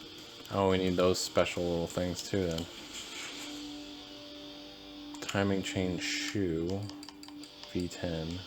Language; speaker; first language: English; native; English